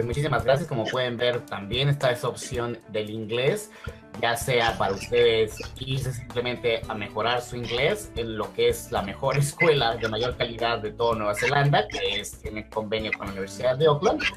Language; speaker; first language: Spanish; native; Spanish